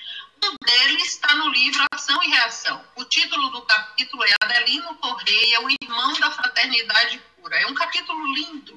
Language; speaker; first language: Portuguese; native; Portuguese